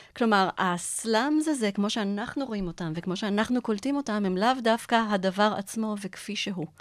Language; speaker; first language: Hebrew; non-native, fluent; Arabic